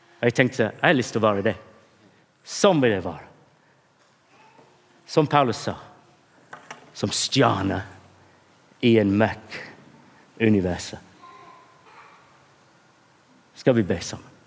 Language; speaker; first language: Norwegian; non-native, fluent; English